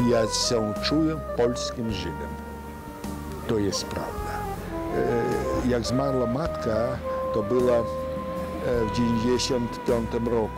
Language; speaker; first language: Polish; non-native, local second language; Yiddish